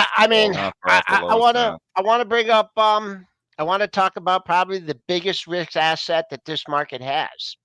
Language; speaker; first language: English; native; English